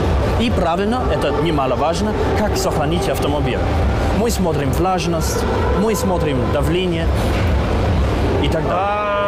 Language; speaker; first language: Russian; non-native, learner; German